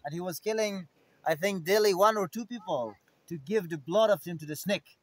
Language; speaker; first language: English; non-native, fluent; Persian